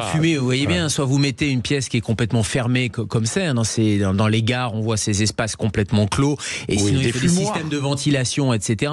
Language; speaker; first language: French; native; French